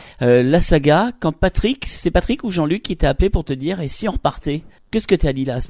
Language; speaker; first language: French; native; French